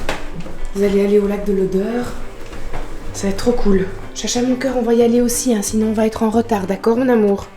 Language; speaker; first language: French; native; French